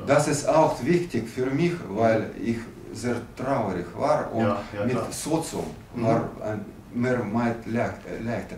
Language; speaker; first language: German; non-native, learner; Russian